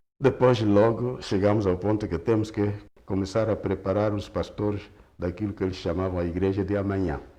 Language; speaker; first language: Portuguese; non-native, local second language; Kongo